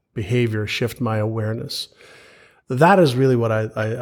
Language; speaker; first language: English; early bilingual, other home language; Hebrew